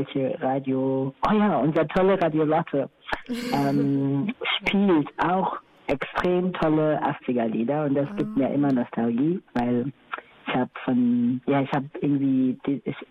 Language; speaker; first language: German; non-native, fluent; Swahili